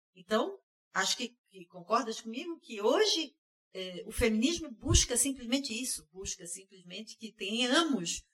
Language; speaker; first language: Portuguese; early bilingual, heritage; English